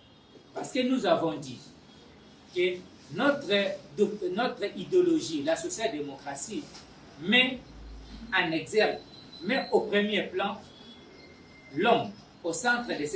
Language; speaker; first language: French; non-native, local second language; Lingala